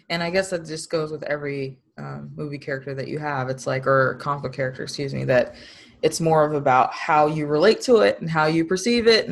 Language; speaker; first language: English; native; English